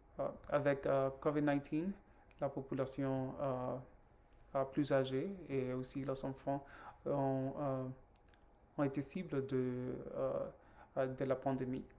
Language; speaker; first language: French; non-native, learner; Spanish